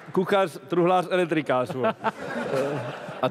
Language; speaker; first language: Czech; native; Czech